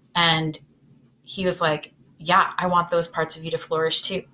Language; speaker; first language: English; native; English